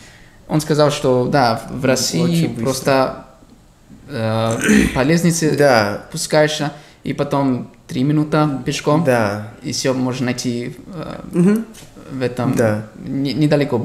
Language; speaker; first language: Russian; non-native, fluent; English